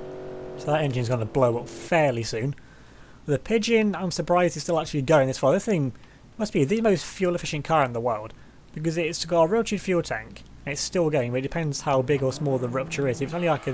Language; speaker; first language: English; native; English